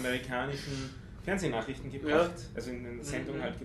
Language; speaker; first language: German; native; German